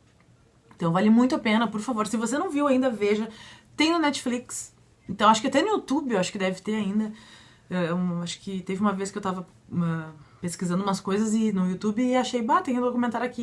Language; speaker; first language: Portuguese; native; Portuguese